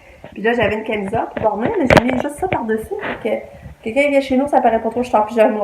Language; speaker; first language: French; native; French